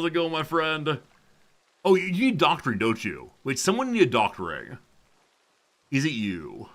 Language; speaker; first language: English; native; English